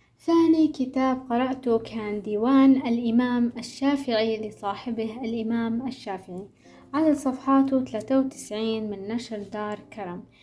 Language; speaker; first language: Arabic; native; Arabic